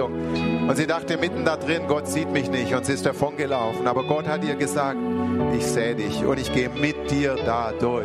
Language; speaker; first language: German; native; German